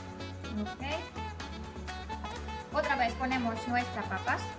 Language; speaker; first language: Spanish; non-native, learner; Polish